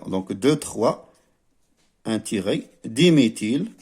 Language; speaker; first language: French; non-native, local second language; Arabic